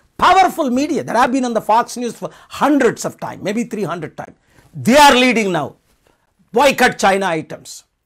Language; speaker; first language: English; non-native, local second language; Telugu